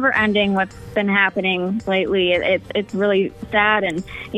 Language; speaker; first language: English; native; English